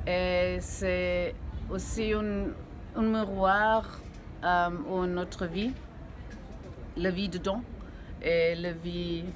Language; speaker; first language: French; non-native, learner; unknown